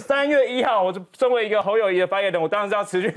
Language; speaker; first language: Chinese; native; Chinese